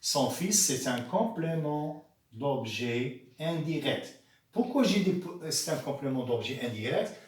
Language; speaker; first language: French; non-native, local second language; Arabic